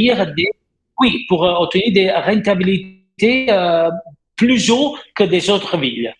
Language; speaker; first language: French; non-native, fluent; Italian